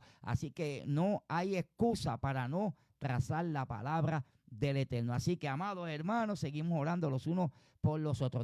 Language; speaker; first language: Spanish; native; Spanish